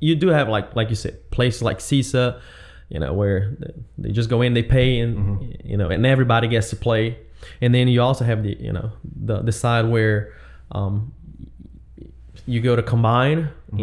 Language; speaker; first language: English; non-native, fluent; Portuguese